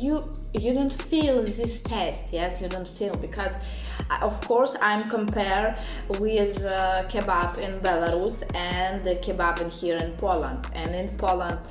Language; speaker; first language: English; non-native, learner; Russian